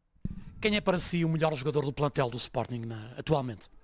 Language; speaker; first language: Portuguese; native; Portuguese